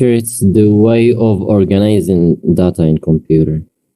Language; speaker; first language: English; non-native, learner; Arabic